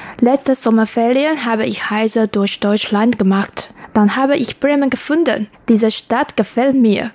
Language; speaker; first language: German; non-native, learner; Chinese